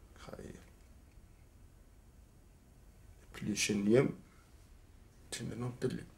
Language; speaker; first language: Danish; non-native, local second language; Kalaallisut